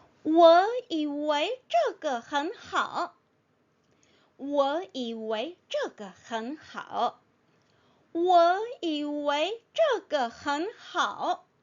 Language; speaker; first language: Chinese; non-native, fluent; Korean